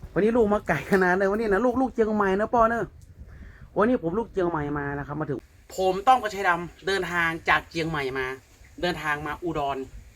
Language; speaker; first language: Thai; native; Thai